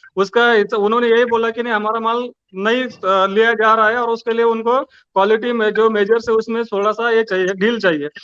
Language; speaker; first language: Hindi; non-native, local second language; Marathi